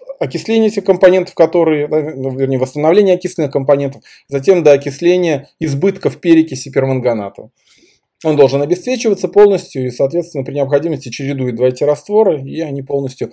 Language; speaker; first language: Russian; native; Russian